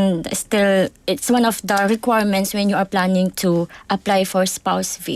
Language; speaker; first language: English; non-native, local second language; Filipino